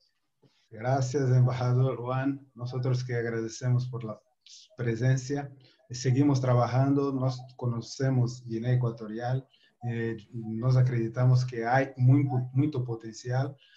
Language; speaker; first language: Spanish; non-native, fluent; Portuguese